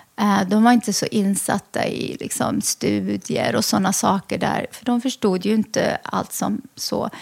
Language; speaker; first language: Swedish; early bilingual, other home language; Arabic